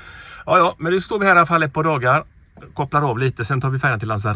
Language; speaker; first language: Swedish; native; Swedish